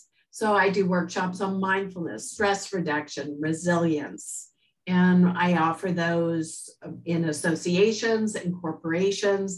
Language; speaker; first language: English; native; English